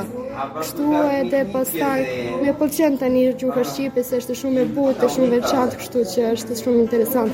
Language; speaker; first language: Albanian; non-native, fluent; Serbian